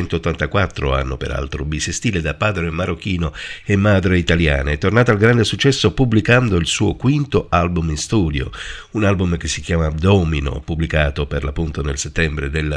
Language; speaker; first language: Italian; native; Italian